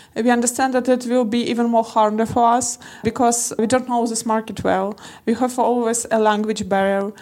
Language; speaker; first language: English; non-native, learner; Russian